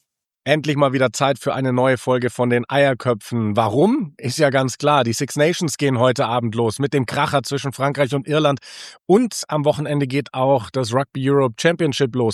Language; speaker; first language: German; native; German